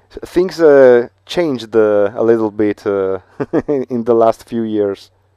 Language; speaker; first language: English; non-native, fluent; Italian